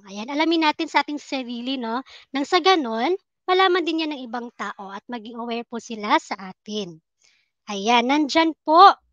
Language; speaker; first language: Filipino; native; Filipino